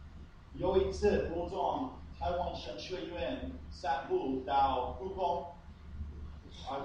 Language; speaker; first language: Chinese; non-native, fluent; English